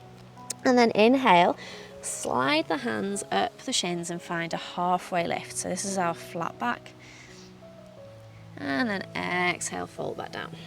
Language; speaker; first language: English; native; English